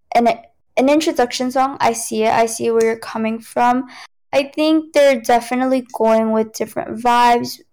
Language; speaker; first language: English; early bilingual, other home language; Cantonese